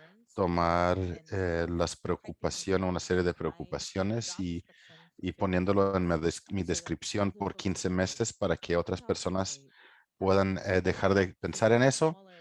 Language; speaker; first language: Spanish; non-native, fluent; English